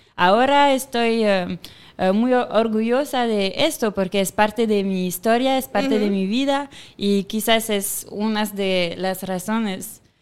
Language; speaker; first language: Spanish; non-native, fluent; French